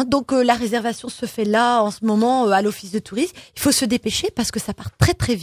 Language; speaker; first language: French; native; French